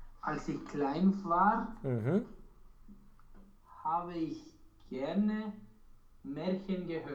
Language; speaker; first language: German; non-native, learner; Romanian